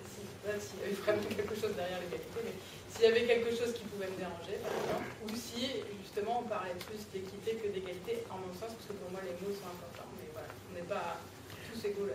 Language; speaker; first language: French; native; French